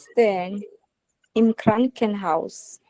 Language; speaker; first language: German; non-native, learner; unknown